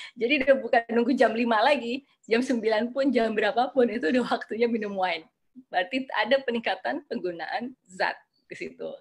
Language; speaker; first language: Indonesian; native; Indonesian